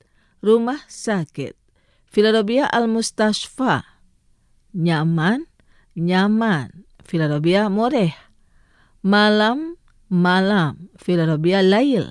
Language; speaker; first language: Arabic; non-native, fluent; Indonesian